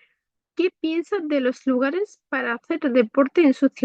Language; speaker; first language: Spanish; non-native, fluent; Bangla